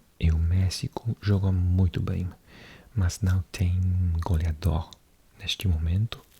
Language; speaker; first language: Portuguese; non-native, learner; English